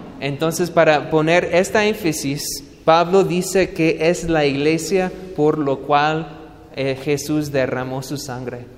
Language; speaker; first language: Spanish; non-native, fluent; English